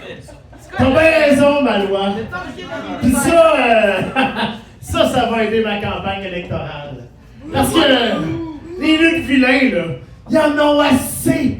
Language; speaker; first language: French; native; French